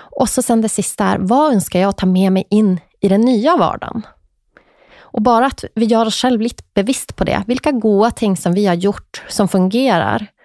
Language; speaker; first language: Swedish; native; Swedish